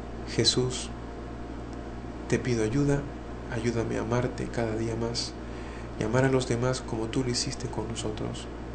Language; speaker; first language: Spanish; native; Spanish